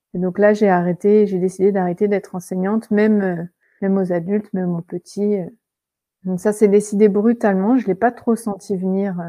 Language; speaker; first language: French; native; French